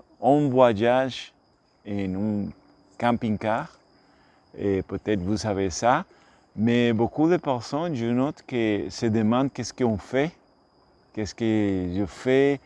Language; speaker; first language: French; non-native, learner; English